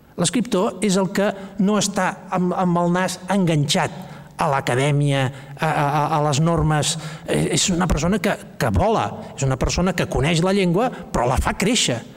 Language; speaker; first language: Catalan; native; Catalan